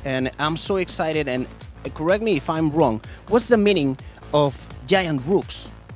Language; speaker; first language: English; non-native, fluent; Spanish